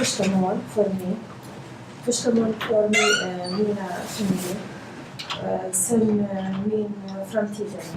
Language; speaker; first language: Swedish; non-native, learner; Arabic